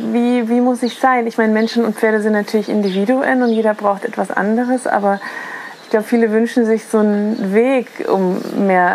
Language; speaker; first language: German; native; German